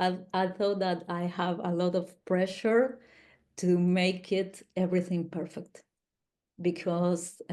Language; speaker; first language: English; non-native, learner; Spanish